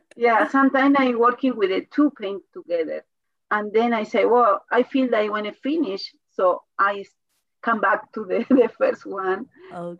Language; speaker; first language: English; non-native, learner; Spanish